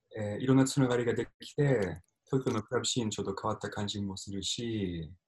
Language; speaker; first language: Japanese; non-native, fluent; English